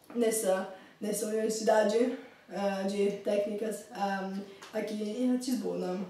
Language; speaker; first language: Portuguese; non-native, fluent; Bulgarian